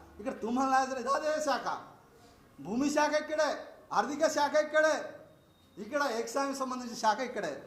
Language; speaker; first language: Telugu; non-native, local second language; Lambadi